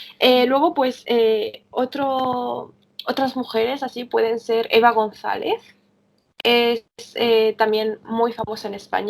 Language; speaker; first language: Spanish; early bilingual, other home language; Romanian